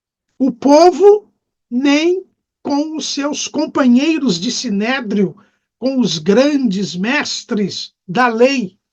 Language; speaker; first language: Portuguese; native; Portuguese